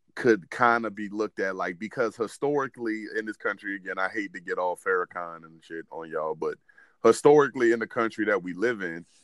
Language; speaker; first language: English; native; English